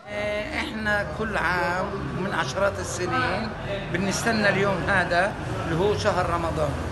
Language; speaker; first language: Arabic; native; Arabic